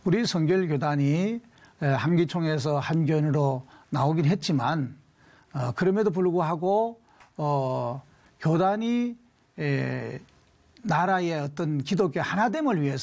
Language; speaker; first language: Korean; native; Korean